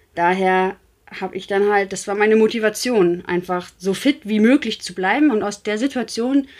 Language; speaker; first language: German; native; German